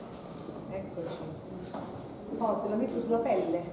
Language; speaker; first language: Italian; native; Italian